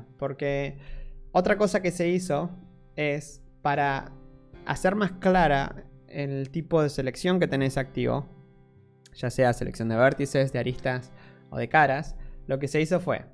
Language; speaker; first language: Spanish; native; Spanish